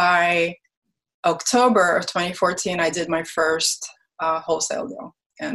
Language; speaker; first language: English; early bilingual, other home language; Ukrainian